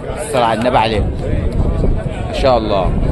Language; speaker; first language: Arabic; native; Arabic